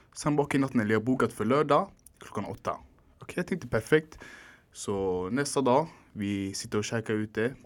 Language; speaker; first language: Swedish; early bilingual, other home language; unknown